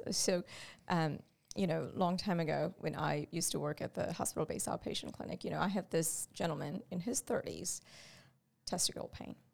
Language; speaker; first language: English; non-native, local second language; Gujarati